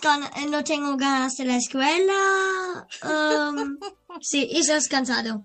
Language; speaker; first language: Spanish; early bilingual, heritage; Spanish